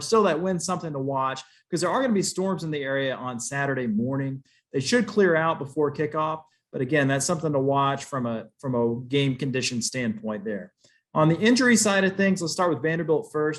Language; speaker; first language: English; native; English